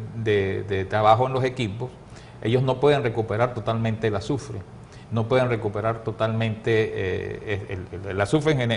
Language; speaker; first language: Spanish; native; Spanish